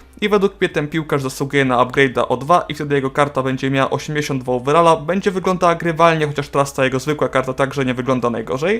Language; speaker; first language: Polish; native; Polish